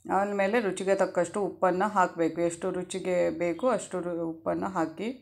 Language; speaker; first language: Kannada; non-native, local second language; Tulu